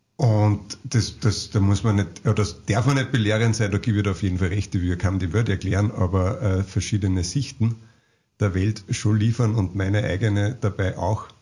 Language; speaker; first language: German; native; German